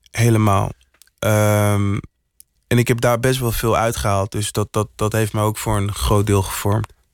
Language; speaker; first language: Dutch; early bilingual, other home language; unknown